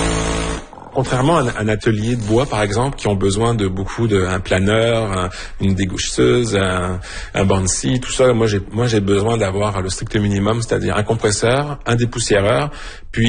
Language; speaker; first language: French; native; French